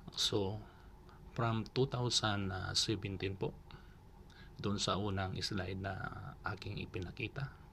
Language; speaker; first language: Filipino; non-native, local second language; Bikol